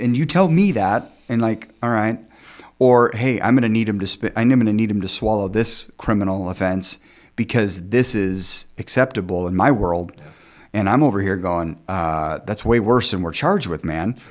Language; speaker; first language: English; native; English